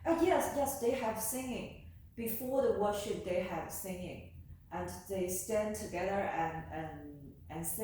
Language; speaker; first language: English; non-native, learner; Chinese